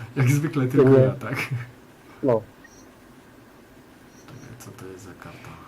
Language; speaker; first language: Polish; native; Polish